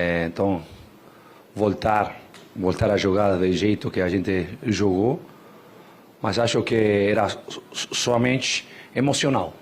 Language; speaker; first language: Portuguese; non-native, fluent; Spanish